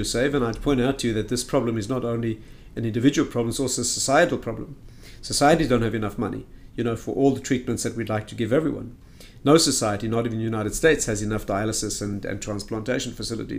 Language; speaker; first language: English; native; English